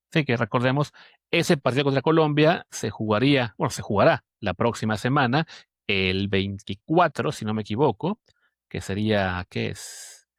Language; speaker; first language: Spanish; native; Spanish